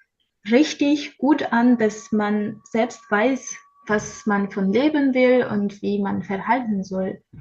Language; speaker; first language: German; non-native, learner; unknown